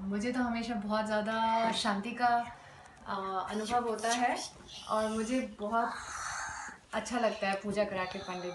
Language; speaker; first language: Hindi; native; Hindi